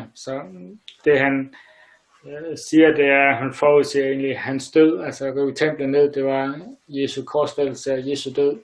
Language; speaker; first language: Danish; native; Danish